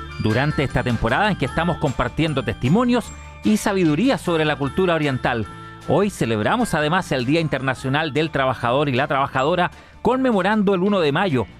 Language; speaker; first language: Spanish; native; Spanish